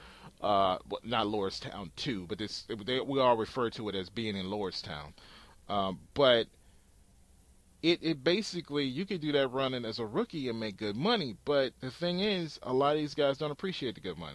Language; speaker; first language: English; native; English